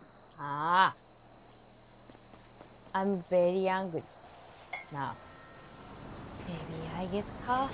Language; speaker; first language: English; non-native, learner; Japanese